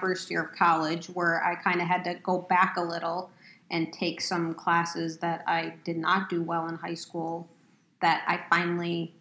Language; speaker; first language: English; native; English